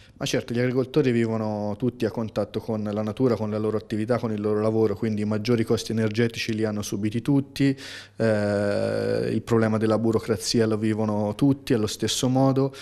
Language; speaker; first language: Italian; native; Italian